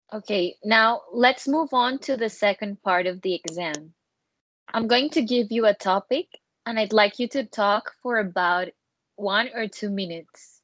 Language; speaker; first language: English; non-native, learner; Spanish